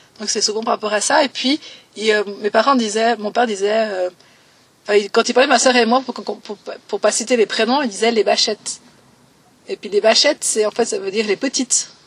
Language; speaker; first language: French; native; French